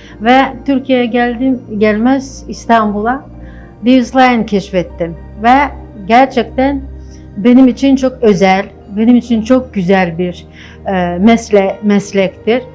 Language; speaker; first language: Turkish; non-native, fluent; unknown